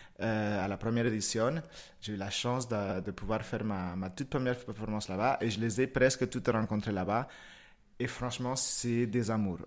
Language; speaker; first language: French; non-native, fluent; Spanish